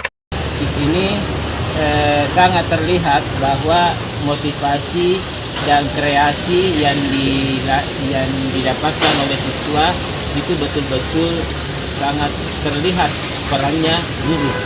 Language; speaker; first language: Indonesian; native; Indonesian